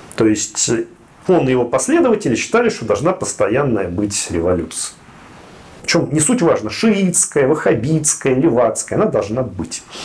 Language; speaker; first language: Russian; native; Russian